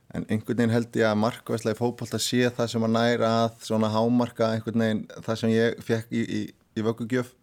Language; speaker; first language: Icelandic; native; Icelandic